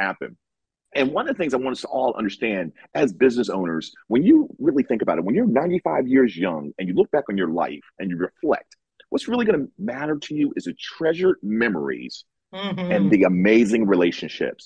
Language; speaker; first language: English; native; English